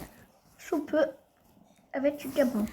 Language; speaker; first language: French; native; French